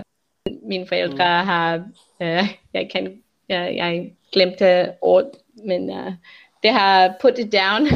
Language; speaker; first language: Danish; non-native, learner; English